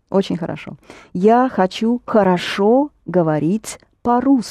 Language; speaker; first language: Russian; non-native, fluent; English